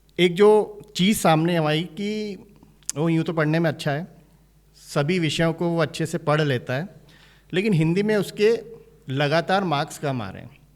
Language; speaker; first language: Hindi; native; Hindi